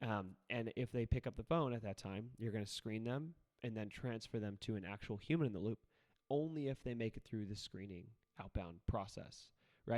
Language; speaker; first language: English; native; English